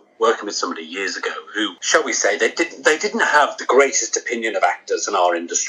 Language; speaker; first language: English; native; English